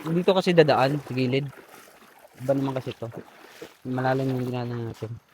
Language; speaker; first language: Filipino; non-native, local second language; Cebuano